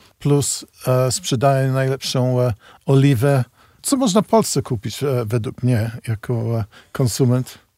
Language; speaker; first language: Polish; non-native, fluent; English